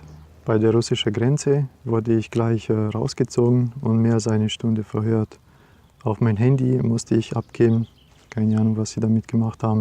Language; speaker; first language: German; non-native, fluent; Romanian